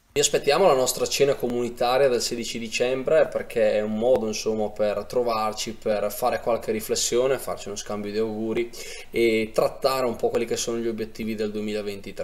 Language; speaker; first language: Italian; native; Italian